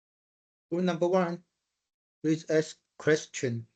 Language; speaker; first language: English; non-native, fluent; Chinese